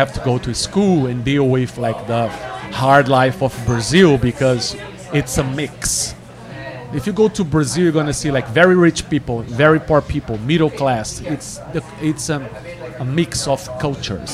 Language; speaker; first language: English; non-native, fluent; Portuguese